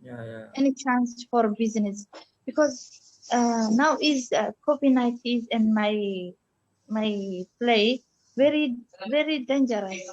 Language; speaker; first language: English; non-native, learner; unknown